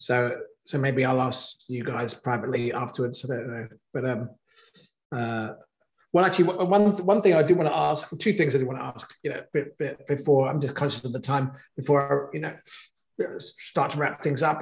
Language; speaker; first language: English; native; English